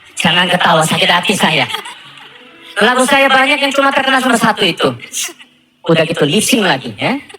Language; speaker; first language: Indonesian; non-native, fluent; Korean